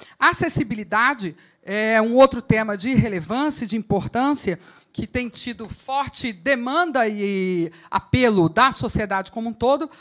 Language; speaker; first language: Portuguese; native; Portuguese